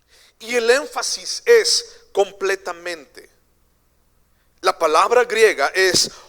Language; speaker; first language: Spanish; native; Spanish